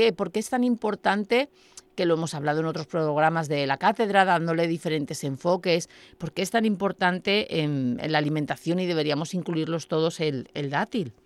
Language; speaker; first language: Spanish; native; Spanish